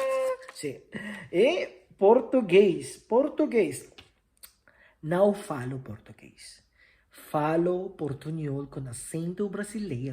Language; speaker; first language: Portuguese; non-native, learner; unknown